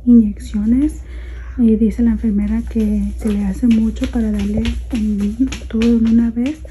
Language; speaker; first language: Spanish; early bilingual, other home language; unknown